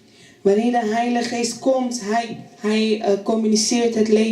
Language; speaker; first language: Dutch; non-native, fluent; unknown